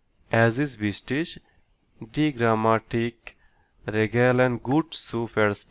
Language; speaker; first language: German; non-native, learner; Bangla